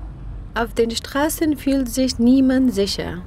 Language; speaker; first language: German; non-native, fluent; Persian